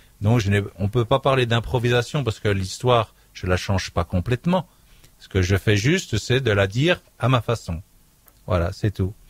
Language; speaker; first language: French; native; French